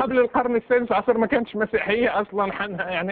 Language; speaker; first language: Arabic; native; Arabic